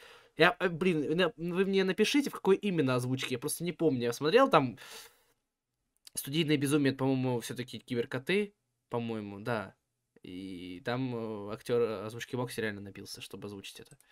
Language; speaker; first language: Russian; native; Russian